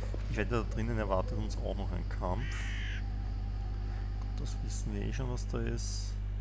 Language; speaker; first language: German; native; German